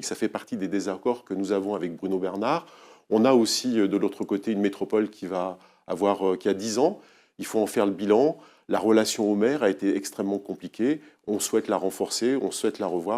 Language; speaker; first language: French; native; French